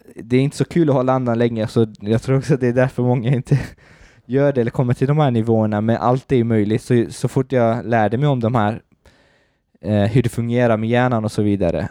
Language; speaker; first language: Swedish; early bilingual, other home language; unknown